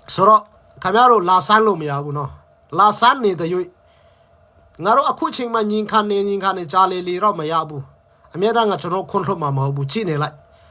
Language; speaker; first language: Burmese; non-native, local second language; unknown